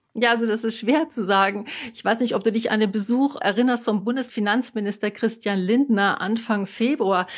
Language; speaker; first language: German; native; German